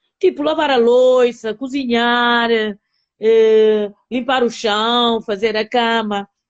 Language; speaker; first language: Portuguese; non-native, local second language; Upper Guinea Crioulo